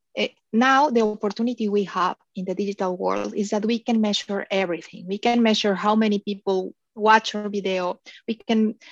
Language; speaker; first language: English; non-native, fluent; Spanish